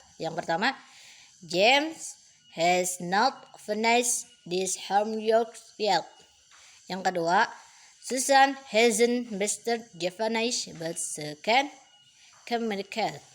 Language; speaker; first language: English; non-native, learner; Indonesian